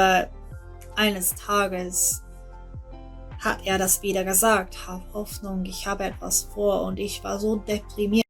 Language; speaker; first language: German; non-native, learner; English